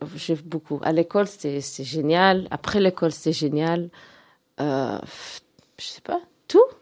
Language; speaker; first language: French; non-native, local second language; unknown